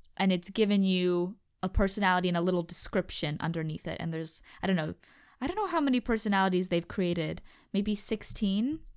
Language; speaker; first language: English; native; English